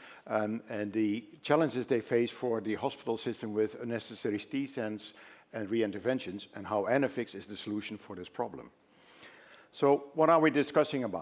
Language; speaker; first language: English; non-native, fluent; Dutch